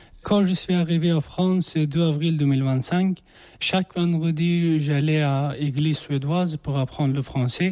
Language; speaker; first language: French; non-native, learner; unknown